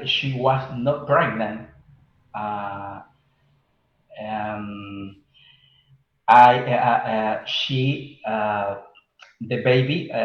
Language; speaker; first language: English; non-native, learner; Spanish